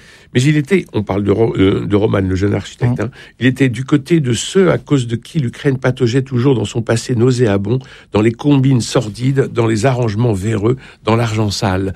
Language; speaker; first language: French; native; French